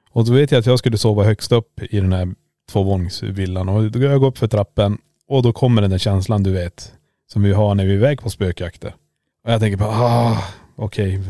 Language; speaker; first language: Swedish; native; Swedish